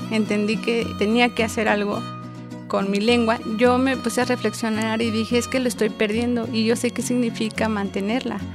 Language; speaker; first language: Spanish; non-native, local second language; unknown